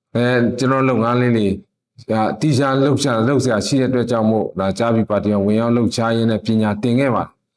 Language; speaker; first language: Burmese; non-native, local second language; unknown